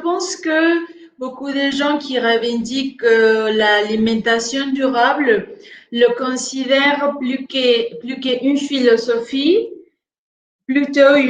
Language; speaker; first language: French; non-native, fluent; Spanish